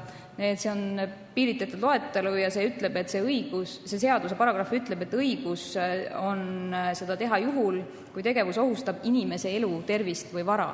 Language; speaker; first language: Estonian; native; Estonian